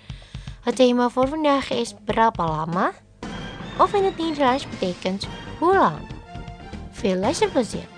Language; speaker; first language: Dutch; non-native, learner; Indonesian